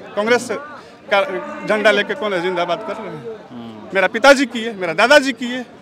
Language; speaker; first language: Hindi; native; Hindi